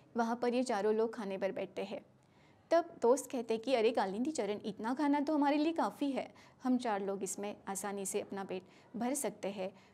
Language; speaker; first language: Hindi; non-native, local second language; Marathi